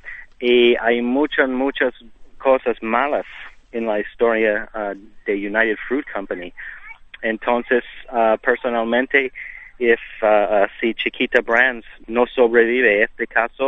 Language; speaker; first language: Spanish; non-native, learner; English